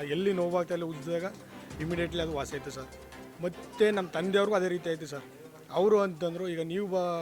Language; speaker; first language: Kannada; native; Kannada